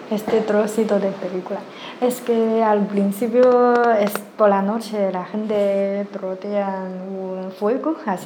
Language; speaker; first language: Spanish; non-native, learner; Chinese